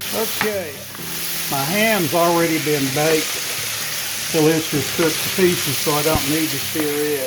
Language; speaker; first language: English; native; English